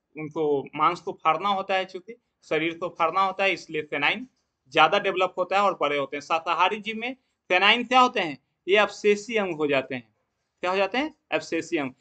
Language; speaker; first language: Hindi; native; Hindi